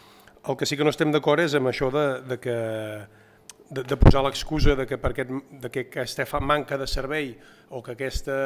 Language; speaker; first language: Catalan; native; Catalan